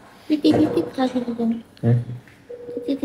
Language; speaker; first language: Vietnamese; non-native, learner; Indonesian